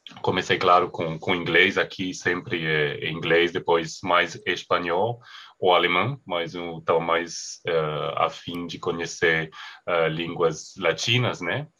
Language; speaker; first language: Portuguese; non-native, fluent; French